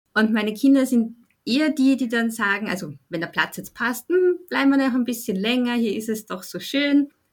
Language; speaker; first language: German; native; German